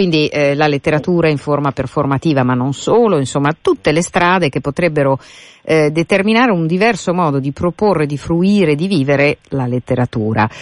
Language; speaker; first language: Italian; native; Italian